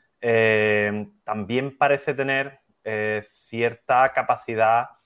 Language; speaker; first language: Spanish; native; Spanish